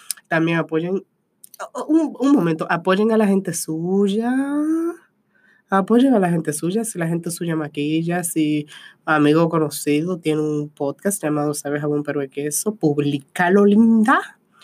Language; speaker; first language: Spanish; early bilingual, heritage; Spanish